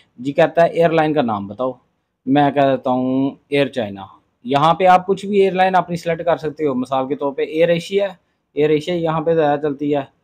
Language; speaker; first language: Urdu; non-native, local second language; Punjabi